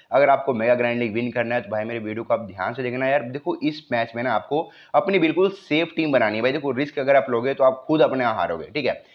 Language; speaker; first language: Hindi; native; Hindi